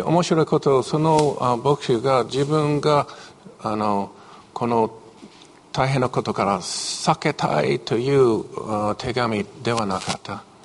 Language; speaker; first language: Japanese; non-native, fluent; English